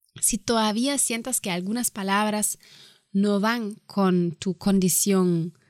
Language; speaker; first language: Spanish; non-native, fluent; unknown